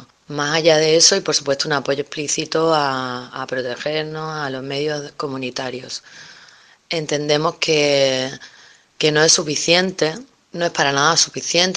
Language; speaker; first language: Spanish; native; Spanish